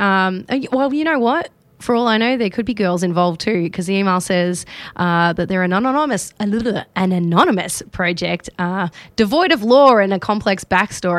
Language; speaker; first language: English; native; English